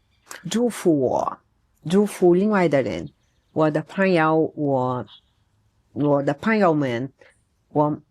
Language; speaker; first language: Chinese; non-native, learner; Portuguese